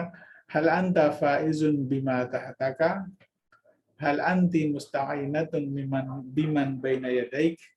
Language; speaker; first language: Arabic; non-native, fluent; Indonesian